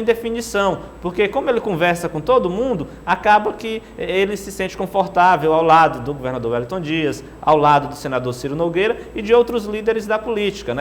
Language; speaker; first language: Portuguese; native; Portuguese